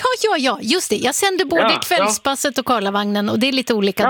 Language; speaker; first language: Swedish; native; Swedish